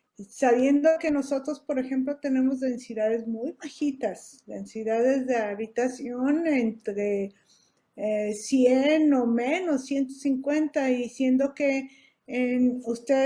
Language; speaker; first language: Spanish; native; Spanish